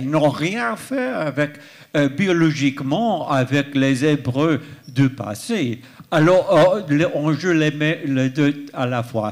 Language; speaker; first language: French; non-native, fluent; English